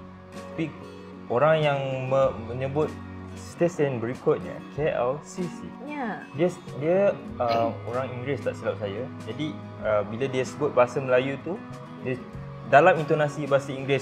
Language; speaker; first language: Malay; native; Malay